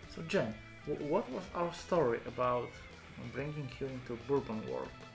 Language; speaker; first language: English; non-native, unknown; Polish